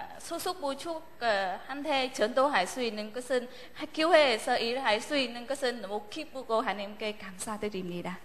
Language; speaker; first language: Korean; non-native, learner; Vietnamese